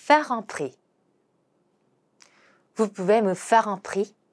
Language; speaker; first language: French; non-native, fluent; Korean